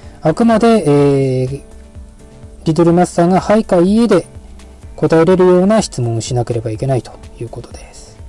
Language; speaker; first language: Japanese; native; Japanese